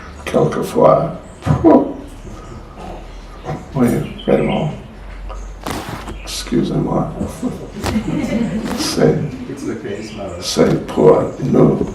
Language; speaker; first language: French; non-native, learner; English